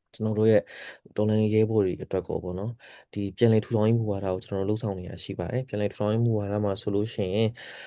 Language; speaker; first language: Burmese; non-native, local second language; S'gaw Karen